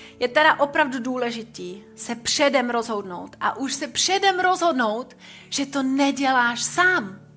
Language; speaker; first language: Czech; non-native, fluent; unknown